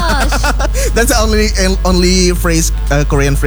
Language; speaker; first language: English; non-native, fluent; Indonesian